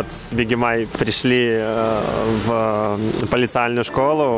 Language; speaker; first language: Russian; native; Russian